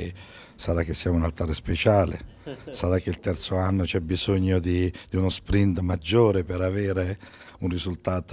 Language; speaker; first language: Italian; native; Italian